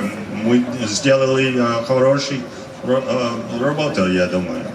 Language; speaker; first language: Russian; non-native, learner; English